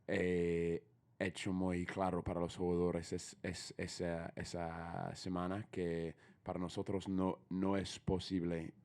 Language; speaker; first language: Spanish; non-native, fluent; English